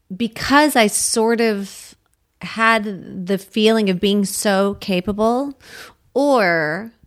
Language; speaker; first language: English; native; English